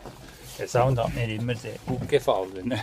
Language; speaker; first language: German; native; German